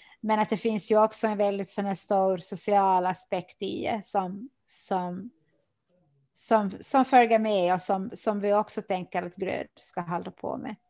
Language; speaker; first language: Swedish; native; Swedish